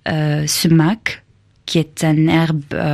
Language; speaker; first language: French; non-native, fluent; Arabic